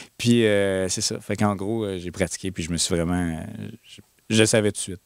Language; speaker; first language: French; native; French